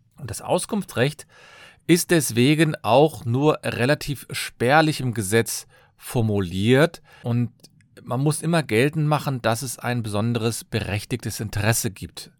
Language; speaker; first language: German; native; German